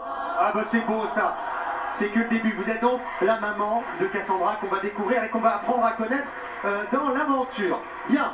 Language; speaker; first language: French; native; French